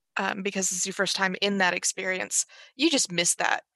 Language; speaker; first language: English; native; English